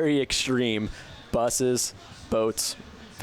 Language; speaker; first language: English; native; English